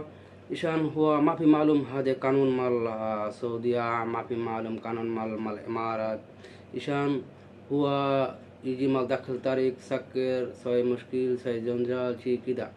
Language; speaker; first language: Arabic; non-native, learner; Bangla